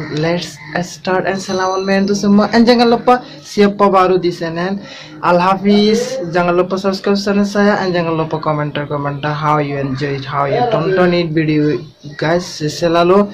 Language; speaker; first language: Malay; non-native, learner; Bangla